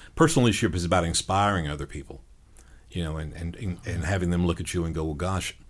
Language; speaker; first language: English; native; English